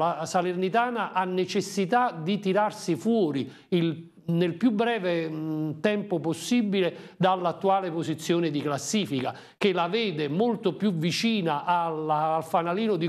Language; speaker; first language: Italian; native; Italian